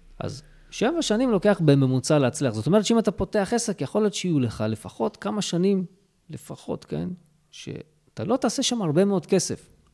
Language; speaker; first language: Hebrew; early bilingual, other home language; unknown